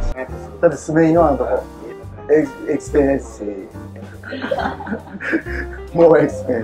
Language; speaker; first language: Japanese; native; Japanese